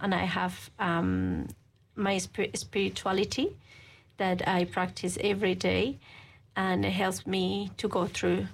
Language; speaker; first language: English; non-native, fluent; Spanish